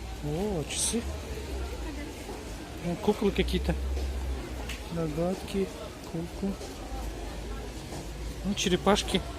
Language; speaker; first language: Russian; non-native, local second language; Kyrgyz